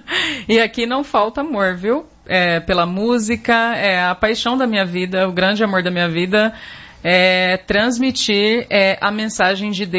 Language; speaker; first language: Portuguese; native; Portuguese